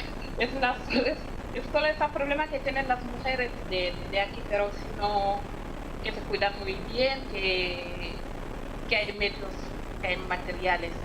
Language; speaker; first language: Spanish; non-native, fluent; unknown